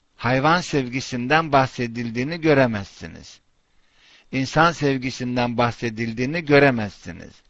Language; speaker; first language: Turkish; non-native, fluent; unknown